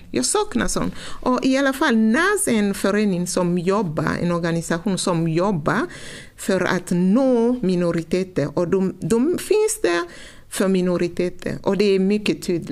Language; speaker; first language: Swedish; non-native, fluent; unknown